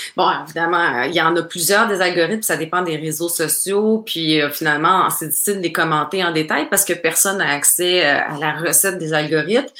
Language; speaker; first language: French; native; French